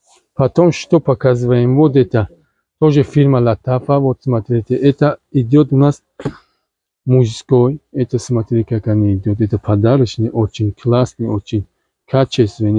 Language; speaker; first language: Russian; non-native, learner; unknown